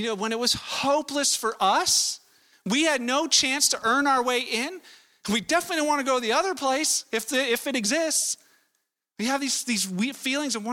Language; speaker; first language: English; native; English